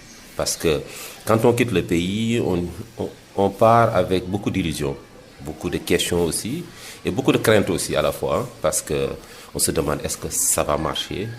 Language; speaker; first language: French; non-native, local second language; Wolof